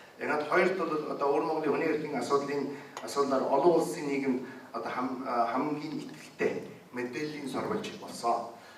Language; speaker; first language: Mongolian; native; Mongolian